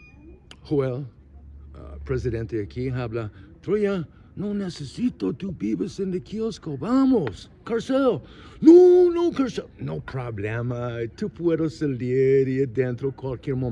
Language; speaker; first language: Spanish; non-native, learner; English